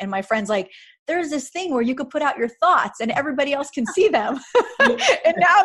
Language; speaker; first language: English; native; English